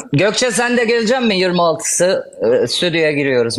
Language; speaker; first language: Turkish; native; Turkish